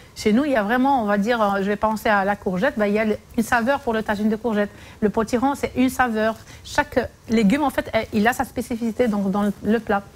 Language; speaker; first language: French; non-native, local second language; Arabic